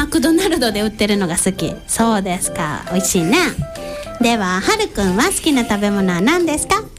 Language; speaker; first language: Japanese; native; Japanese